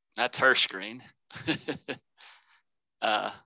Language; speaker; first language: English; native; English